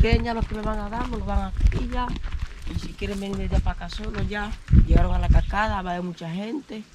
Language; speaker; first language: Spanish; native; Spanish